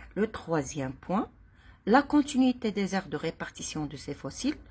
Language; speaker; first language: French; non-native, local second language; Arabic